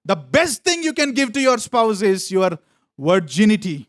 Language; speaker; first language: English; non-native, local second language; Telugu